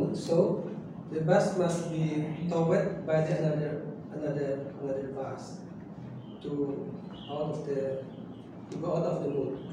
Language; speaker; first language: English; non-native, learner; Indonesian